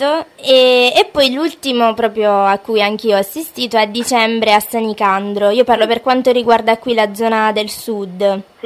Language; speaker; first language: Italian; native; Italian